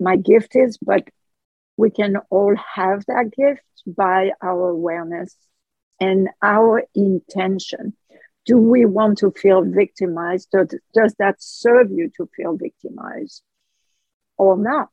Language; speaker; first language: English; non-native, fluent; French